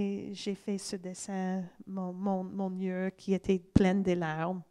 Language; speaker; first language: French; non-native, fluent; English